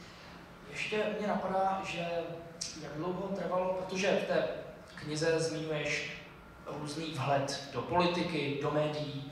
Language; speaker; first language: Czech; native; Czech